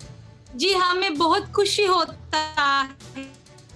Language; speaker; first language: Hindi; non-native, learner; Sinhala